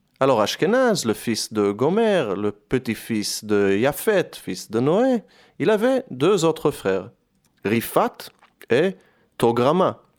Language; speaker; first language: French; non-native, fluent; Hebrew